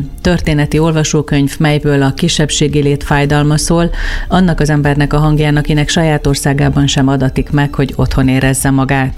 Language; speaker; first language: Hungarian; native; Hungarian